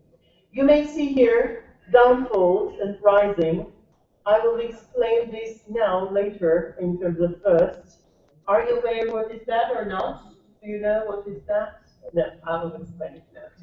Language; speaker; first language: English; non-native, fluent; Spanish